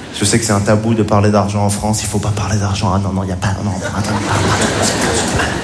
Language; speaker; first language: French; native; French